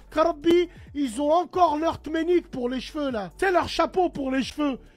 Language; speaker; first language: French; native; French